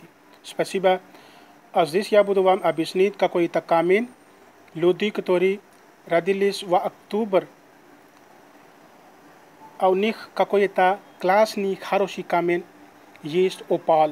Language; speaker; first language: Russian; non-native, learner; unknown